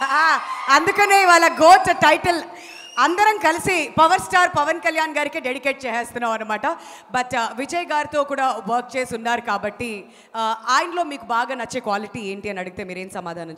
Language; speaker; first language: Telugu; native; Telugu